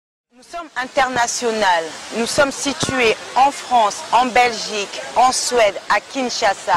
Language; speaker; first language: French; non-native, local second language; Lingala